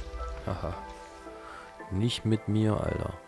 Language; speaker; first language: German; native; German